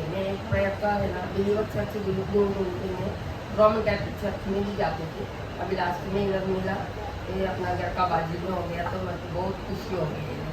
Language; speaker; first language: Hindi; non-native, local second language; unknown